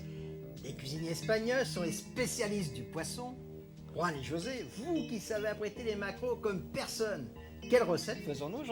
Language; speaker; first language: French; native; French